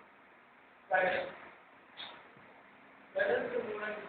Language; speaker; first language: English; non-native, learner; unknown